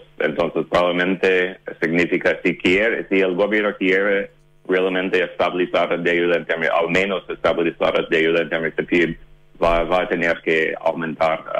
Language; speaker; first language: Spanish; non-native, fluent; English